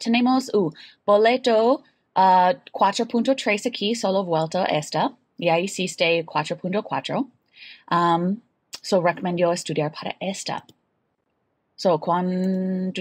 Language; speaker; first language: Spanish; non-native, fluent; English